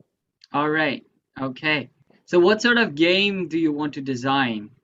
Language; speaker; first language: English; non-native, local second language; Urdu